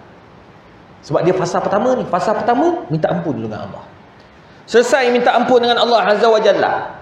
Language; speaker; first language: Malay; native; Malay